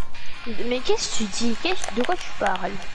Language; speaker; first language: French; native; French